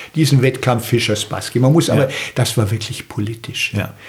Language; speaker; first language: German; native; German